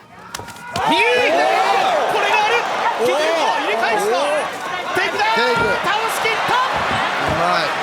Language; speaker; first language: Japanese; native; Japanese